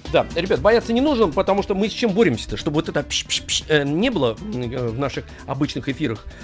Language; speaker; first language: Russian; native; Russian